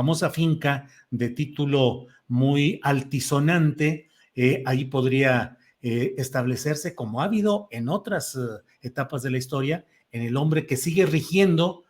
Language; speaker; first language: Spanish; native; Spanish